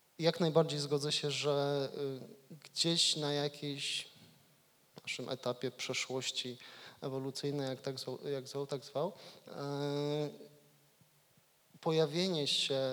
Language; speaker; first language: Polish; native; Polish